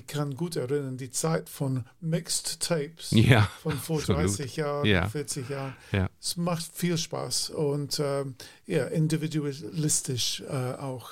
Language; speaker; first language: German; non-native, fluent; English